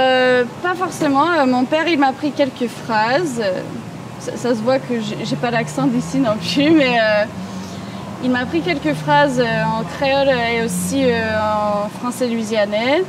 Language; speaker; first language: French; non-native, local second language; English